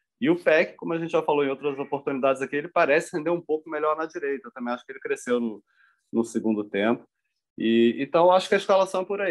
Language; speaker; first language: Portuguese; native; Portuguese